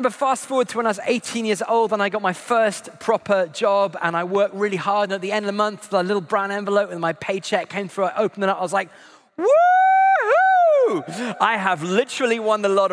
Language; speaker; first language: English; native; English